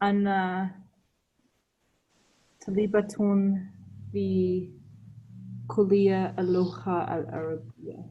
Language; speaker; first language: Arabic; non-native, learner; English